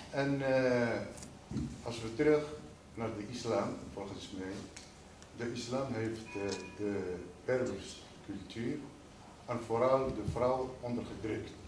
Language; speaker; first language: Dutch; non-native, fluent; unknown